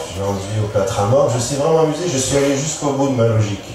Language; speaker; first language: French; native; French